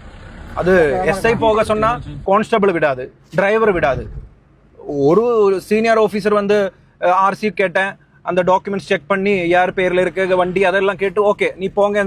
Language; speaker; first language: Tamil; non-native, local second language; Malayalam